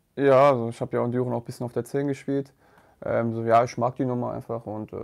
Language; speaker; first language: German; native; German